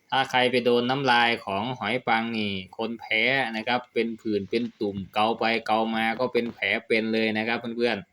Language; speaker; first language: Thai; non-native, local second language; Northeastern Thai